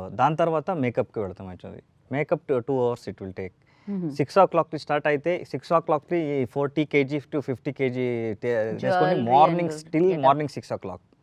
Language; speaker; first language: Telugu; non-native, learner; Kannada